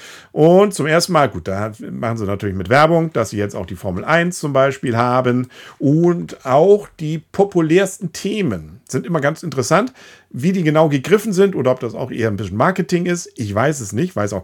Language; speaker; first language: German; native; German